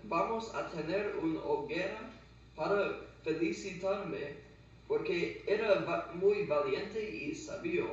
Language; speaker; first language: Spanish; non-native, learner; English